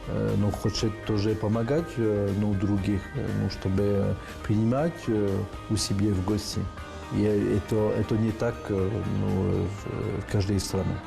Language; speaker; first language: Russian; non-native, fluent; French